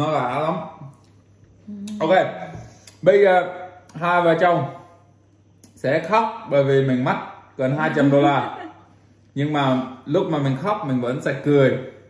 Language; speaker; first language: Vietnamese; non-native, fluent; English